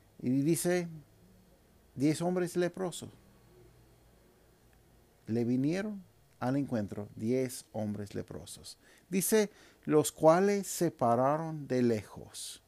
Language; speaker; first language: Spanish; non-native, fluent; English